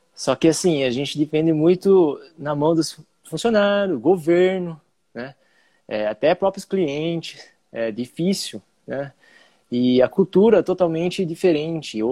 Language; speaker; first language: Portuguese; early bilingual, other home language; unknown